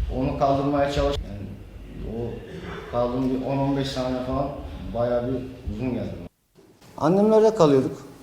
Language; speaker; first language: Turkish; native; Turkish